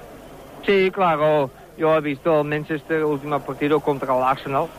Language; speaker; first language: Spanish; non-native, learner; Dutch